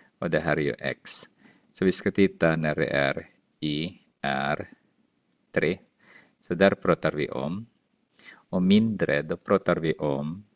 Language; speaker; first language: Swedish; non-native, fluent; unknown